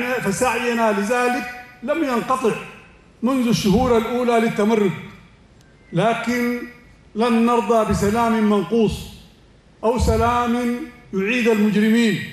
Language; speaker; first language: Arabic; native; Arabic